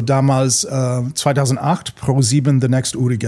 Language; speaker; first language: German; non-native, fluent; English